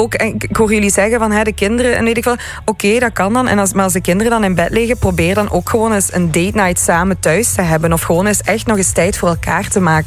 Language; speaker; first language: Dutch; native; Dutch